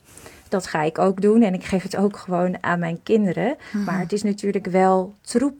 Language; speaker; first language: Dutch; native; Dutch